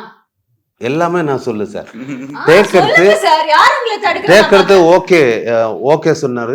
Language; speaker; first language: Tamil; non-native, learner; Malayalam